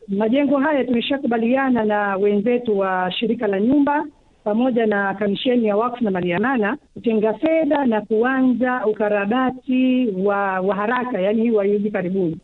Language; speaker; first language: Swahili; native; Swahili